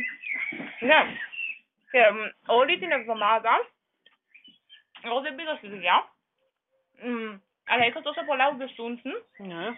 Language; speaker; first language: Greek; non-native, fluent; German